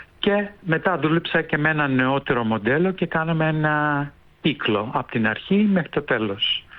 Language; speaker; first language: Greek; early bilingual, heritage; Greek